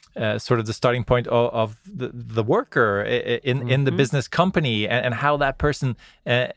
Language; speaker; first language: English; non-native, fluent; Norwegian